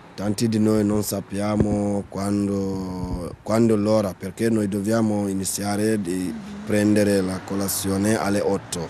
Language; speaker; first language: Italian; non-native, learner; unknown